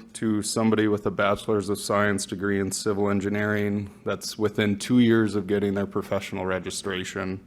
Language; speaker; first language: English; native; English